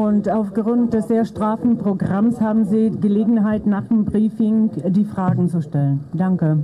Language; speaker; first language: German; non-native, fluent; Bulgarian